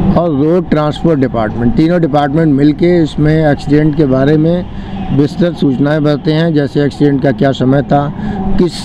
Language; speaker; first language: Hindi; native; Hindi